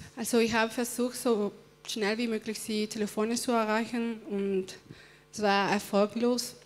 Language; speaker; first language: German; non-native, fluent; Spanish